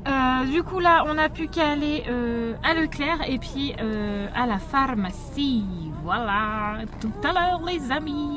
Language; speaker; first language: French; native; French